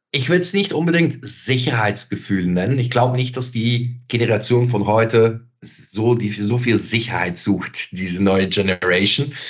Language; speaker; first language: German; non-native, fluent; Dutch